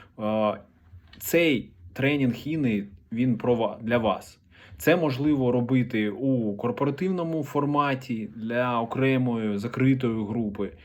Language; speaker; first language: Ukrainian; non-native, local second language; Russian